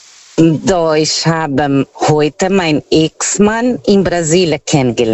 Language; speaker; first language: German; non-native, fluent; Portuguese